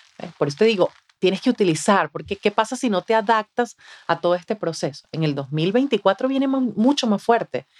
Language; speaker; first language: Spanish; native; Spanish